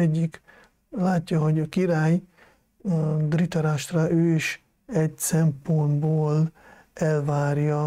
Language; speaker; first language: Hungarian; non-native, fluent; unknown